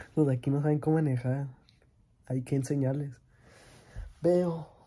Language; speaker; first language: Spanish; early bilingual, heritage; Spanish